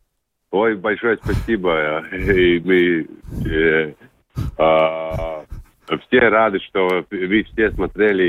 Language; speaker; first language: Russian; non-native, local second language; Latvian